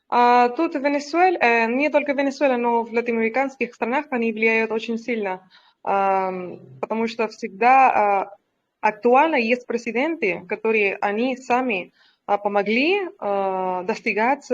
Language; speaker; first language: Russian; non-native, learner; Spanish